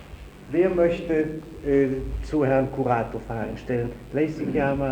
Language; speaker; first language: German; native; German